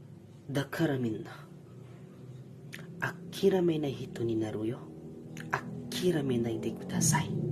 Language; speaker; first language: Japanese; non-native, learner; Indonesian